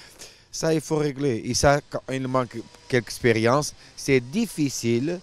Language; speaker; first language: French; non-native, fluent; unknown